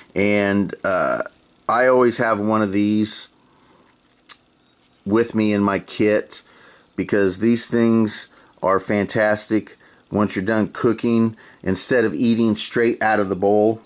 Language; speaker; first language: English; native; English